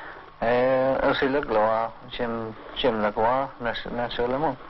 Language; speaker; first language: French; non-native, learner; English